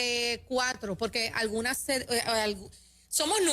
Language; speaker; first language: Spanish; native; Spanish